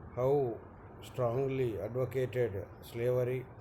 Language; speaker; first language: English; non-native, local second language; Telugu